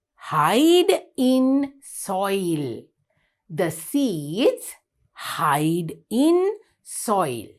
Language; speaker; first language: English; non-native, local second language; Sinhala